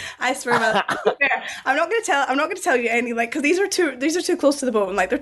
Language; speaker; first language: English; native; English